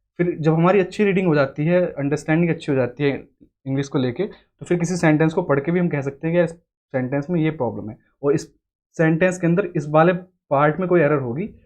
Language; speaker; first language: Hindi; native; Hindi